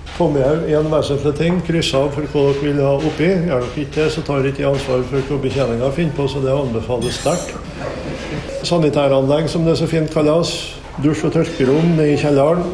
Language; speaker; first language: Norwegian; native; Norwegian